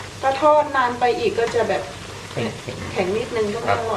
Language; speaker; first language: Thai; native; Thai